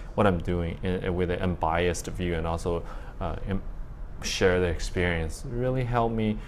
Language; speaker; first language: English; early bilingual, other home language; Chinese